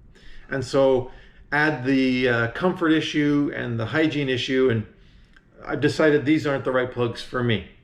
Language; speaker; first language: English; native; English